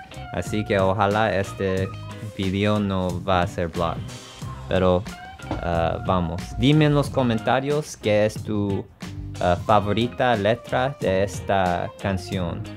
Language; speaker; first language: Spanish; non-native, learner; English